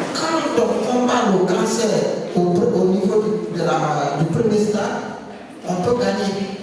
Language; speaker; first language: French; non-native, local second language; Wolof